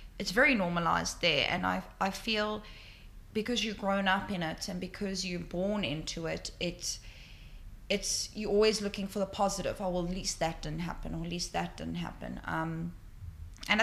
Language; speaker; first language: English; native; English